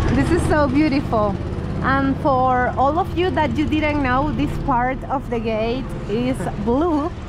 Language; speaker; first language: English; non-native, fluent; Spanish